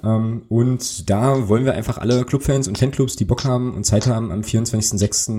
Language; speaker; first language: German; native; German